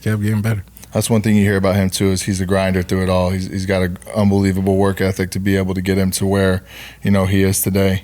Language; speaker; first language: English; native; English